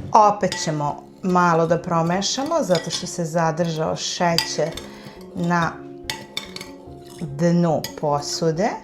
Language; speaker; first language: Serbian; native; Serbian